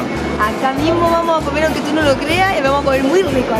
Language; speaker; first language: Spanish; native; Spanish